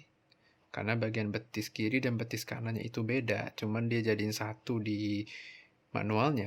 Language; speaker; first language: Indonesian; native; Indonesian